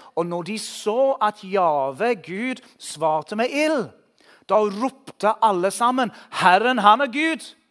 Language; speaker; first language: Norwegian; non-native, fluent; English